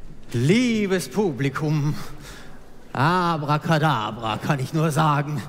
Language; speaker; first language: German; native; German